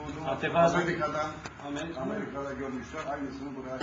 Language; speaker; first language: Turkish; native; Turkish